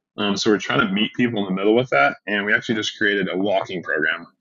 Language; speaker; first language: English; native; English